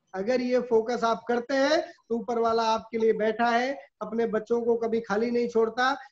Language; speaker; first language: Hindi; native; Hindi